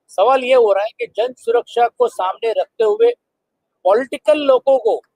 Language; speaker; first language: Hindi; non-native, local second language; Marathi